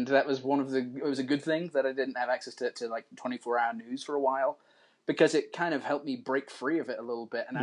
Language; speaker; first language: English; native; English